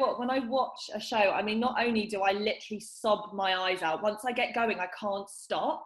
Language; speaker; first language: English; native; English